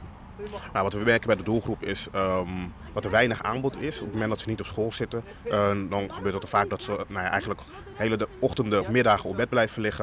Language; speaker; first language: Dutch; native; Dutch